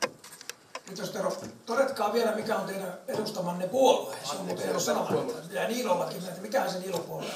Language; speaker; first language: Finnish; native; Finnish